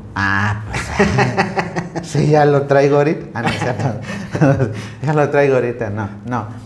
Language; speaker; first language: Spanish; non-native, local second language; Tzotzil